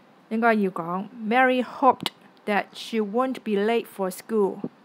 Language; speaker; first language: English; non-native, local second language; Cantonese